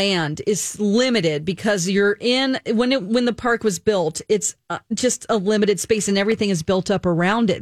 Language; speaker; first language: English; native; English